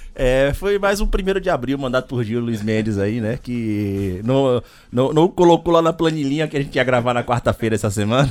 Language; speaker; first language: Portuguese; native; Portuguese